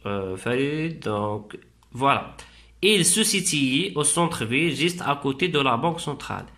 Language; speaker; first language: French; non-native, local second language; Arabic